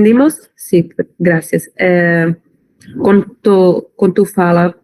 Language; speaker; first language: Spanish; non-native, learner; Portuguese